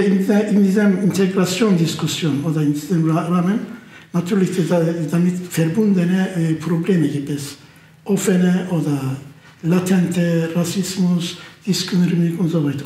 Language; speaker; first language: German; non-native, fluent; Turkish